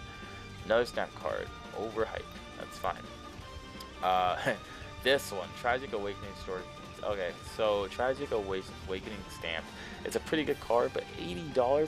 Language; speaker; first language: English; native; English